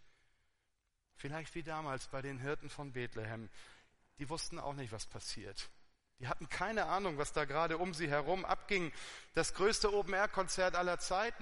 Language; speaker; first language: German; native; German